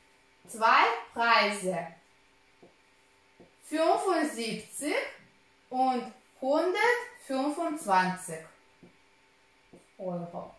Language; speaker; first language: German; non-native, fluent; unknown